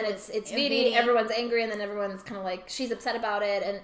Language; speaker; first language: English; native; English